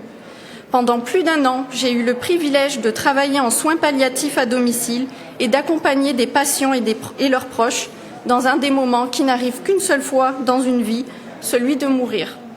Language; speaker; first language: French; native; French